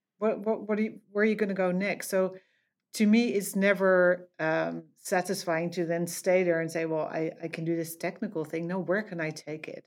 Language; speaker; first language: English; non-native, fluent; Dutch